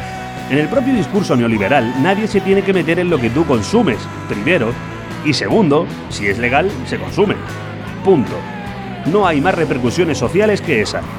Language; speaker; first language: Spanish; native; Spanish